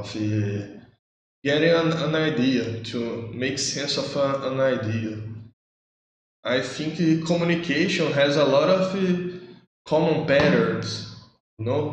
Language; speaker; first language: English; non-native, learner; Portuguese